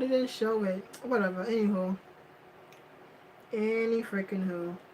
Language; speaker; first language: English; native; English